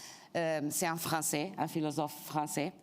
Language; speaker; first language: French; non-native, fluent; Portuguese